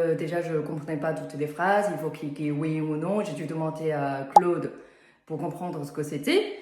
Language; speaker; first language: French; non-native, fluent; Chinese